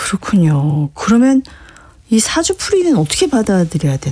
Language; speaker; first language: Korean; native; Korean